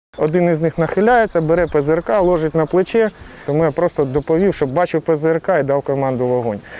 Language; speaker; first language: Ukrainian; non-native, local second language; Russian